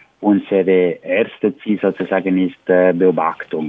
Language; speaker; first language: German; non-native, learner; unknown